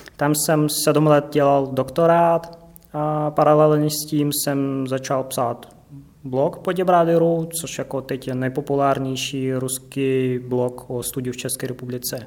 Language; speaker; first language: Czech; non-native, fluent; Russian